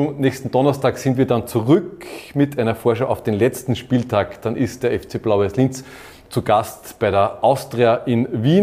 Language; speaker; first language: German; native; German